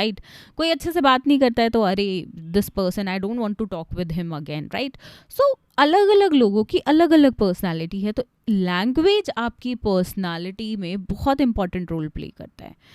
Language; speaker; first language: Hindi; native; Hindi